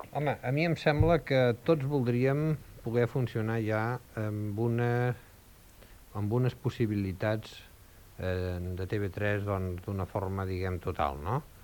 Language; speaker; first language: Catalan; native; Catalan